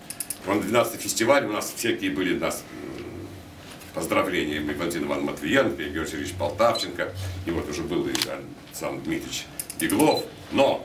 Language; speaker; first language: Russian; native; Russian